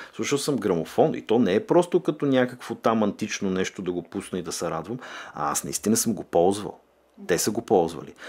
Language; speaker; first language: Bulgarian; native; Bulgarian